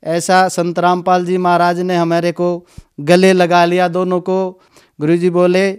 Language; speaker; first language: Hindi; native; Hindi